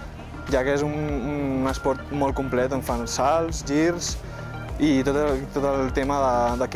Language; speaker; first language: Catalan; native; Catalan